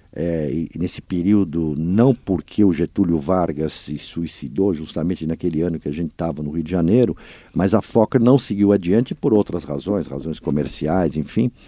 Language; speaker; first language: Portuguese; early bilingual, other home language; Dutch